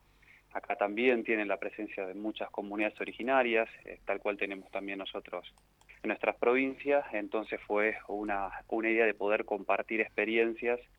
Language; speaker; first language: Spanish; native; Spanish